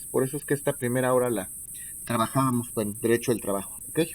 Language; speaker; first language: Spanish; native; Spanish